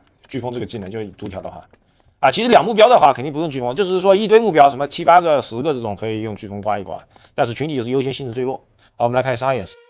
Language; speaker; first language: Chinese; native; Chinese